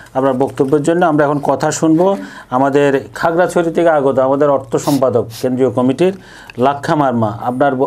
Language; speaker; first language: Bangla; native; Bangla